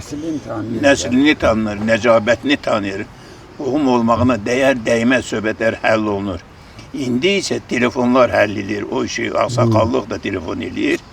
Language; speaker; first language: Azerbaijani; non-native, local second language; Lezghian